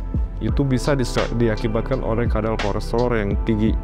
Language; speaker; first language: Indonesian; native; Indonesian